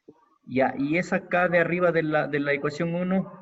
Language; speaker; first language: Spanish; native; Spanish